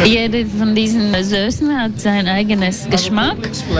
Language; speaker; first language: German; non-native, learner; Latvian